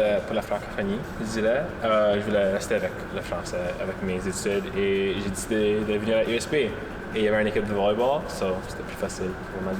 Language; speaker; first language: French; non-native, local second language; English